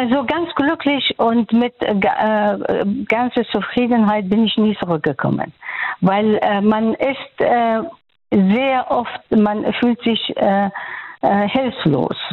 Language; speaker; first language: German; non-native, fluent; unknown